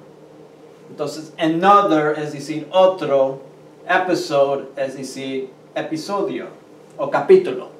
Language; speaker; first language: Spanish; early bilingual, heritage; Spanish